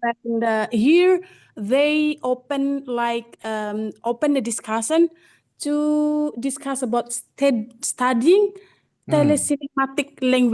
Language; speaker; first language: English; non-native, fluent; Indonesian